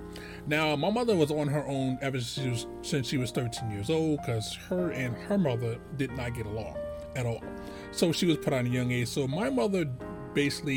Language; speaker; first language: English; native; English